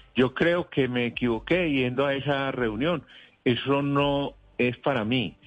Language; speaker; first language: Spanish; native; Spanish